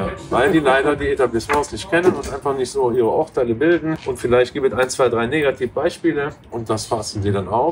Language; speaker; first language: German; native; German